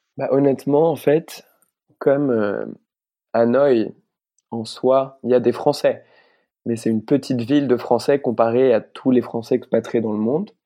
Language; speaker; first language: French; native; French